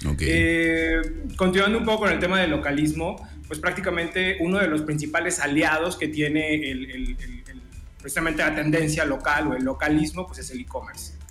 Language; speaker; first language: Spanish; native; Spanish